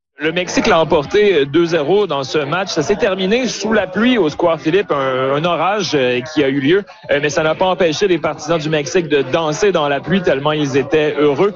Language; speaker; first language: French; native; French